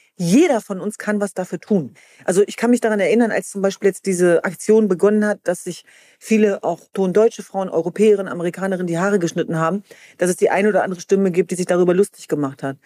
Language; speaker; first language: German; early bilingual, other home language; Kurdish